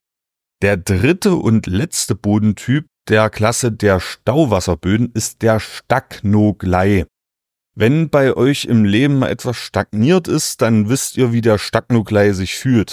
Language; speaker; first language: German; native; German